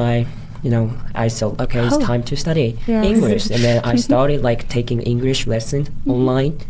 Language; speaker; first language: English; non-native, fluent; Japanese